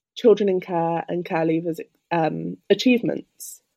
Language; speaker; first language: English; native; English